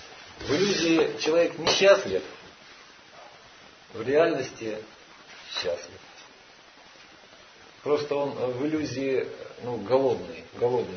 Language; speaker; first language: Russian; native; Russian